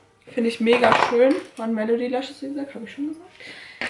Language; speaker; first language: German; native; German